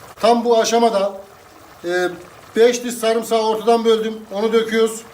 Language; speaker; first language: Turkish; native; Turkish